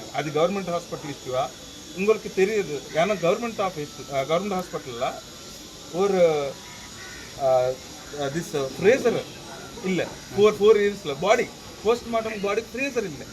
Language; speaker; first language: Tamil; non-native, local second language; Telugu